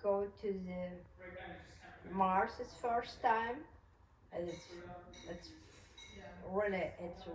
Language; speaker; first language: English; non-native, learner; Russian